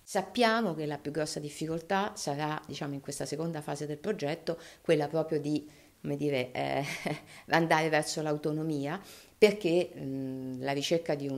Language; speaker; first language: Italian; native; Italian